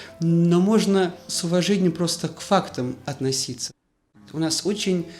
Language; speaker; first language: Russian; native; Russian